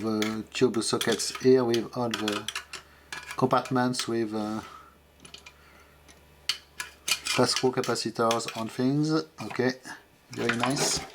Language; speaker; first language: English; non-native, fluent; French